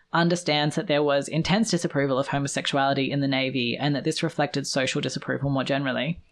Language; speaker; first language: English; native; English